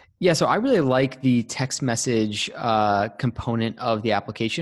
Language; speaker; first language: English; native; English